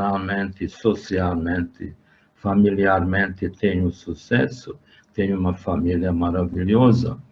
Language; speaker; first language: Portuguese; non-native, fluent; Hungarian